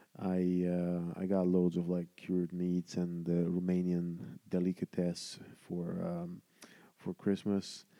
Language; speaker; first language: English; non-native, fluent; Romanian